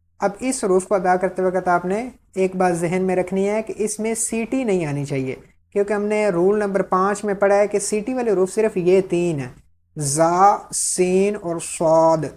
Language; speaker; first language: Urdu; native; Urdu